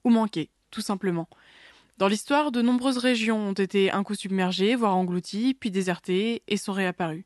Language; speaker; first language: French; native; French